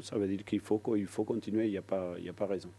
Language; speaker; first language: French; non-native, fluent; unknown